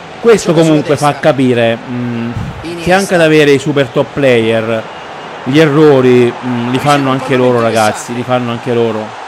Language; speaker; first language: Italian; native; Italian